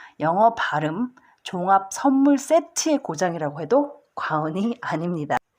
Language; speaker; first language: Korean; early bilingual, heritage; Korean